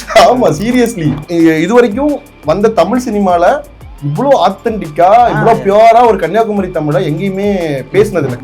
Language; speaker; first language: Tamil; native; Tamil